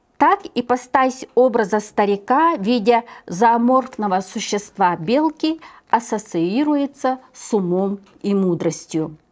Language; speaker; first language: Russian; non-native, local second language; Yakut